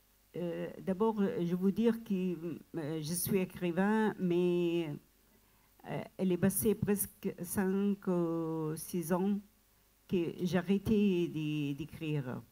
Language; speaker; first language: French; non-native, learner; Arabic